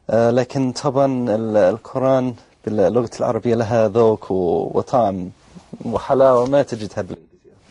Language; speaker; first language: Arabic; non-native, fluent; English